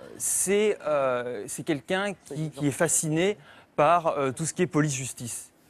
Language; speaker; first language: French; native; French